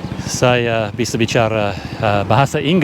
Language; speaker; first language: Indonesian; non-native, learner; English